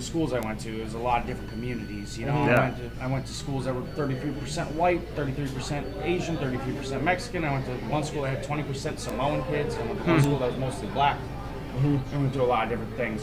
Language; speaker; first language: English; native; English